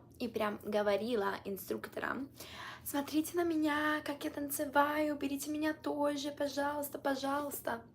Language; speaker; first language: Russian; early bilingual, heritage; Russian